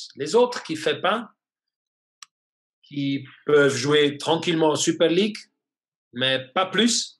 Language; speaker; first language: French; non-native, fluent; German